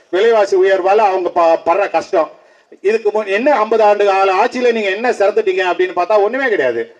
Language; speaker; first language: Tamil; native; Tamil